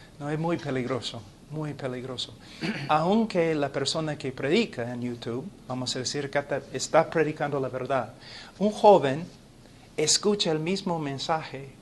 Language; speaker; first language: Spanish; non-native, fluent; English